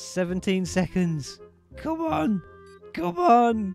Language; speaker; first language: English; native; English